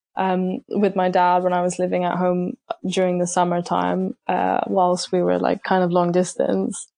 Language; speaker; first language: English; native; English